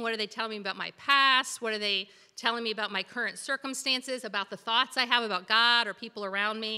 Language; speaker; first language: English; native; English